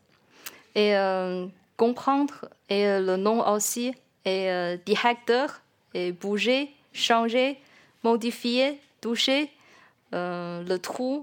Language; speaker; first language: French; non-native, learner; Chinese